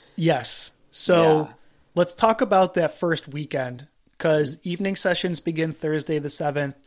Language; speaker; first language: English; native; English